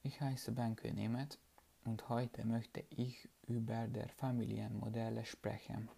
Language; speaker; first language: German; non-native, learner; Hungarian